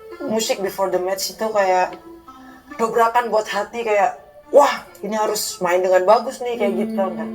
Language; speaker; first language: Indonesian; native; Indonesian